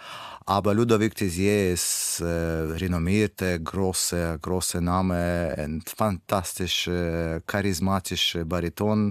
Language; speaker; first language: German; non-native, fluent; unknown